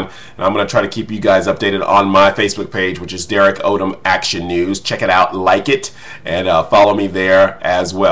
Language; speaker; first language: English; native; English